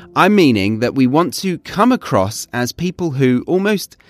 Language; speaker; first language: English; native; English